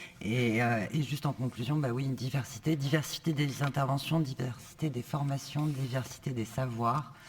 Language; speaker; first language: French; native; French